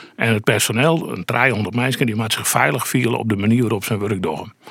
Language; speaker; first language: Dutch; native; Dutch